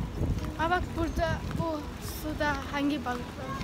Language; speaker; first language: Turkish; early bilingual, heritage; English